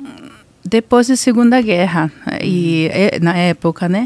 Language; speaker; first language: Portuguese; non-native, learner; Japanese